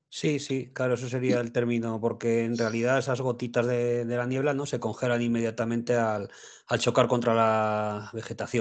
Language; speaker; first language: Spanish; native; Spanish